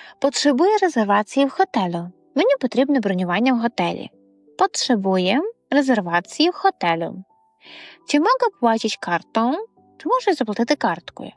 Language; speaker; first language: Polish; non-native, fluent; Ukrainian